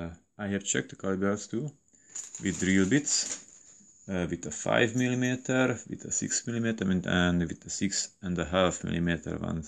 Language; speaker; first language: English; non-native, learner; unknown